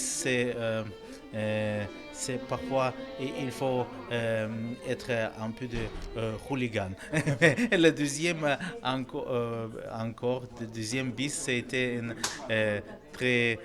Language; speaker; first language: French; non-native, learner; Russian